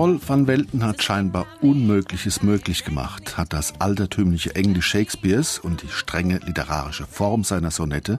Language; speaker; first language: German; native; German